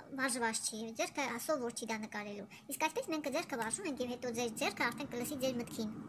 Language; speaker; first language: Armenian; early bilingual, heritage; Armenian